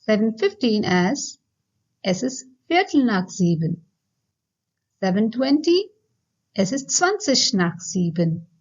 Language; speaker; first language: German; non-native, fluent; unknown